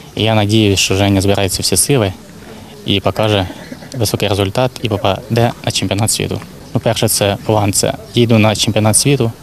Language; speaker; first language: Ukrainian; native; Ukrainian